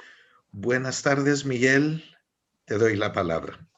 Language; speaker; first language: Spanish; non-native, fluent; Greek